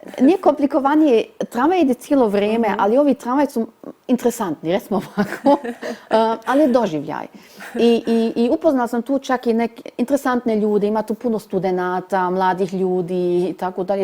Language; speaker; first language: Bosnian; early bilingual, heritage; Bosnian